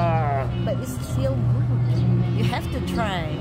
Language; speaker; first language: English; non-native, learner; Indonesian